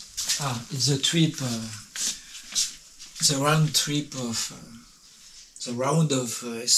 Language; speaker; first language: English; non-native, learner; French